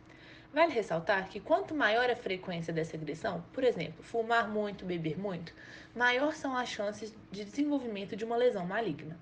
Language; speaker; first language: Portuguese; native; Portuguese